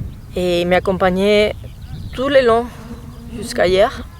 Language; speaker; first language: French; non-native, fluent; Spanish